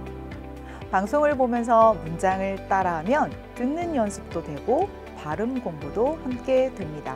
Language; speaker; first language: Korean; native; Korean